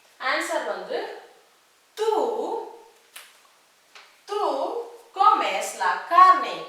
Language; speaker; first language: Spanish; non-native, fluent; Tamil